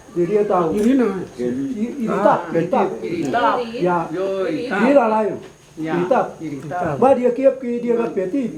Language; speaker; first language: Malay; non-native, local second language; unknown